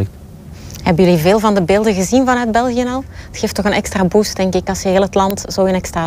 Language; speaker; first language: Dutch; native; Dutch